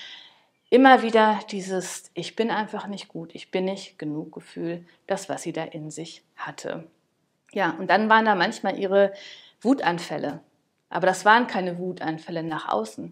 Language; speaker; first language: German; native; German